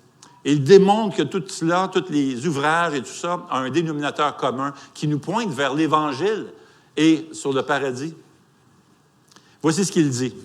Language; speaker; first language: French; native; French